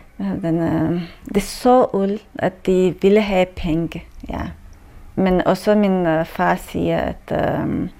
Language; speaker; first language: Danish; non-native, learner; Chechen